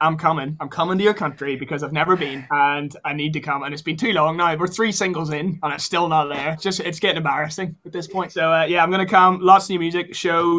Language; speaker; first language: English; native; English